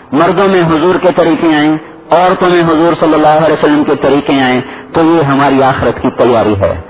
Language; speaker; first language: Urdu; non-native, local second language; Saraiki